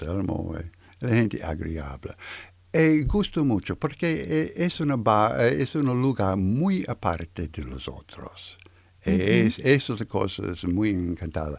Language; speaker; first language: Spanish; non-native, learner; French